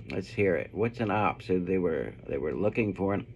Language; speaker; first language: English; native; English